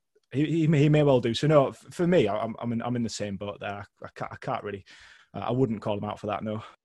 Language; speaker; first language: English; native; English